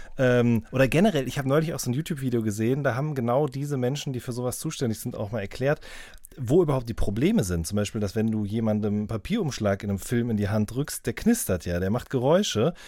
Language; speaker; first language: German; native; German